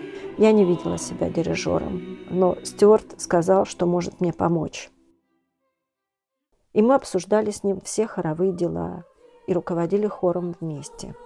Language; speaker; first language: Russian; native; Russian